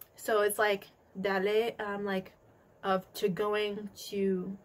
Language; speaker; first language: English; native; English